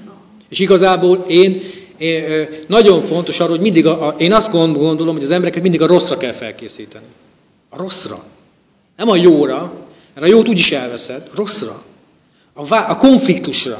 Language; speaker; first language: Hungarian; native; Hungarian